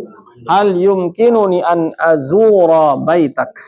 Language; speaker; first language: Arabic; non-native, fluent; Indonesian